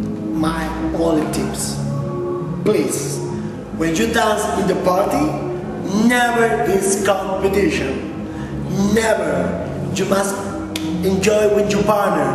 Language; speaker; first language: English; non-native, local second language; Spanish